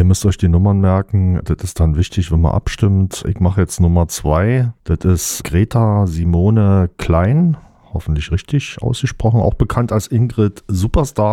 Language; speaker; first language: German; native; German